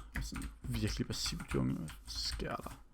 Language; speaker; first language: Danish; native; Danish